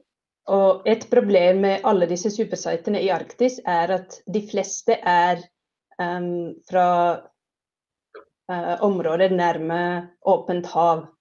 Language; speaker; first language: Norwegian; non-native, fluent; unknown